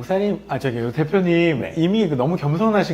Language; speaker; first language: Korean; native; Korean